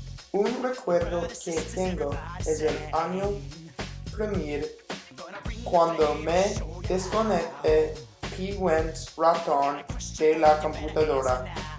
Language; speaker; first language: Spanish; non-native, learner; English